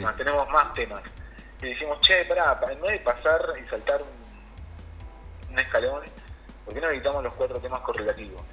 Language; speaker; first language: Spanish; native; Spanish